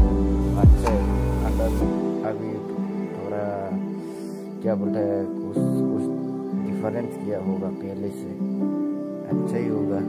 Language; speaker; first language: Hindi; non-native, local second language; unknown